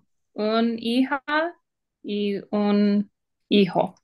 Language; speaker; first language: Spanish; non-native, learner; English